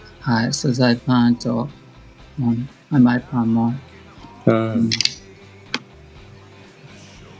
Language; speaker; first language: Japanese; non-native, learner; English